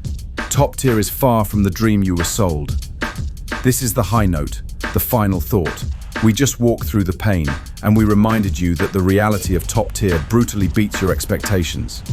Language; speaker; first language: English; native; English